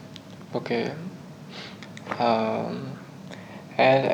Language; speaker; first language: Spanish; non-native, learner; Chinese